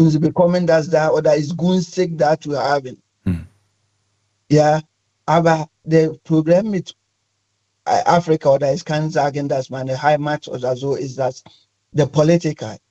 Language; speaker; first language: German; non-native, fluent; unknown